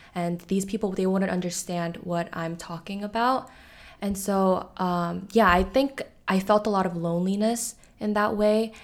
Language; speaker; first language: English; early bilingual, other home language; Korean